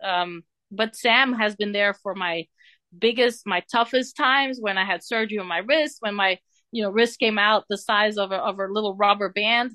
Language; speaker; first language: English; non-native, fluent; Dutch